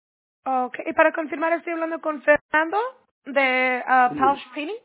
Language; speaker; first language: Spanish; early bilingual, heritage; Spanish